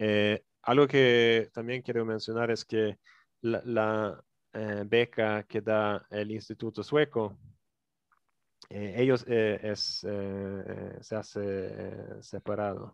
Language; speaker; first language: Spanish; non-native, fluent; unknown